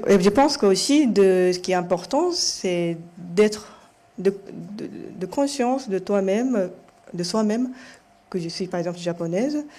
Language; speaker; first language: French; non-native, fluent; Japanese